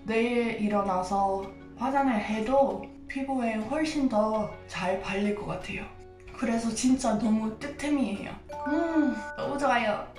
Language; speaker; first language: Korean; non-native, fluent; English